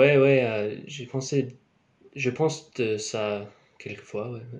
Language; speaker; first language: French; non-native, learner; English